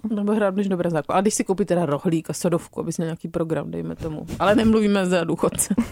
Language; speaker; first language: Czech; native; Czech